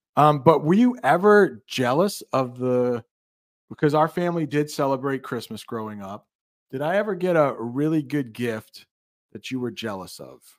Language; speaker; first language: English; native; English